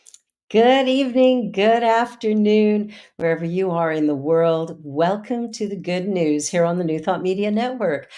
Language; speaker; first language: English; native; English